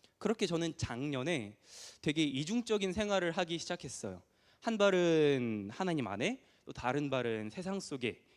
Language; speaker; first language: Korean; early bilingual, heritage; Korean